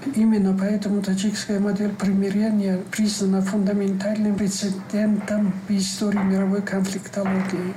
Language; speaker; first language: Russian; non-native, local second language; Tajik